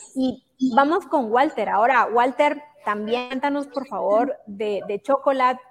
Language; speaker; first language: Spanish; native; Spanish